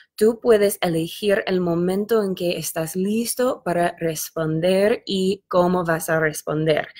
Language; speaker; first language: Spanish; non-native, fluent; English